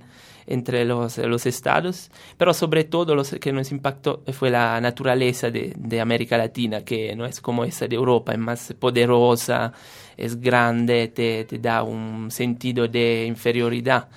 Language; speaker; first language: Spanish; non-native, fluent; Italian